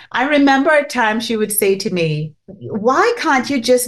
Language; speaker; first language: English; non-native, local second language; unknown